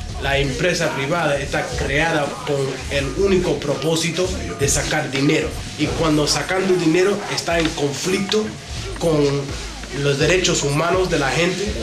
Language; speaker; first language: Spanish; early bilingual, heritage; Spanish